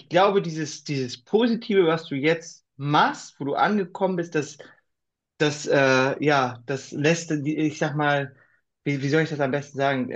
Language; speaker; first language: German; native; German